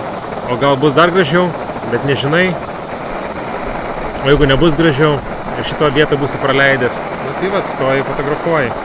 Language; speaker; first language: Lithuanian; native; Lithuanian